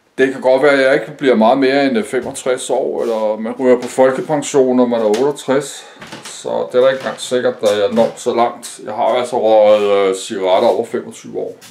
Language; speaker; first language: Danish; native; Danish